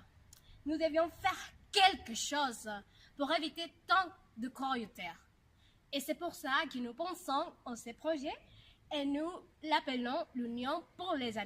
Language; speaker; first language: French; non-native, learner; Spanish